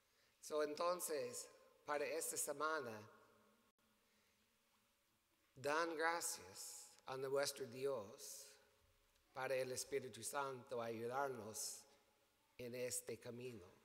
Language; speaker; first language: Spanish; non-native, learner; English